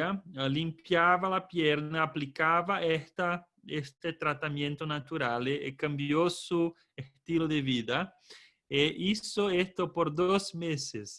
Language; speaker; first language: Spanish; non-native, fluent; Portuguese